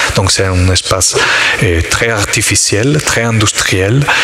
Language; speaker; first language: French; non-native, learner; Italian